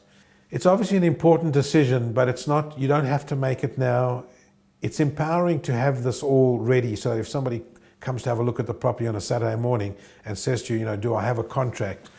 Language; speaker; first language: English; native; English